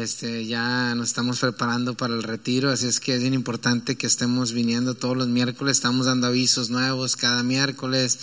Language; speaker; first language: Spanish; native; Spanish